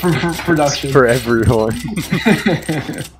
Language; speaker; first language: English; native; English